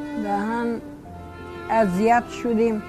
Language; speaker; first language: Persian; early bilingual, other home language; Polish